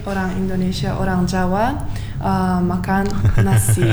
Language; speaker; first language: Indonesian; non-native, learner; Turkmen